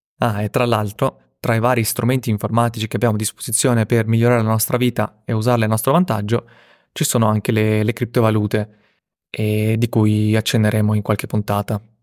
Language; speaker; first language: Italian; early bilingual, other home language; Russian